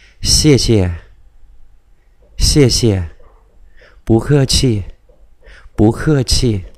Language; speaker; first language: Chinese; non-native, fluent; Vietnamese